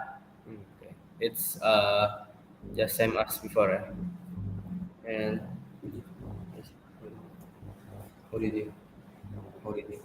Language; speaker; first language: English; non-native, fluent; Indonesian